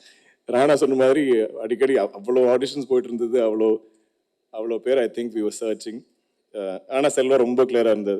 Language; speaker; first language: Tamil; non-native, local second language; Malayalam